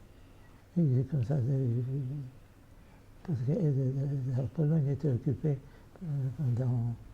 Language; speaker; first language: French; non-native, fluent; Yiddish